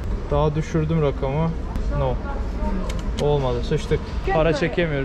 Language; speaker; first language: Turkish; native; Turkish